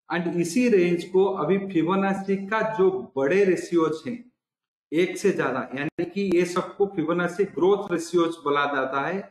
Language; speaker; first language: Hindi; non-native, local second language; Odia